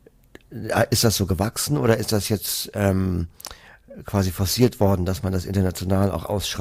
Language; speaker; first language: German; native; German